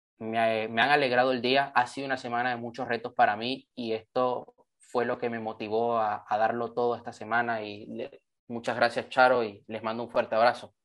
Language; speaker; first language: Spanish; native; Spanish